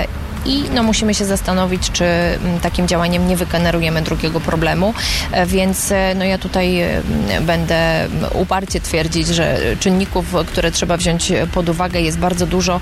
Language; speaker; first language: Polish; native; Polish